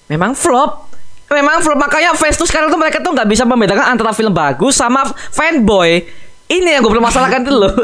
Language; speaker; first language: Indonesian; native; Indonesian